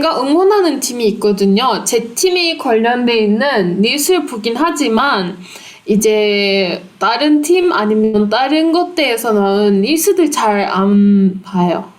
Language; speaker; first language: Korean; non-native, fluent; Turkish